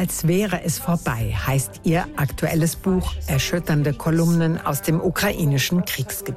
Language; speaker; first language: German; native; German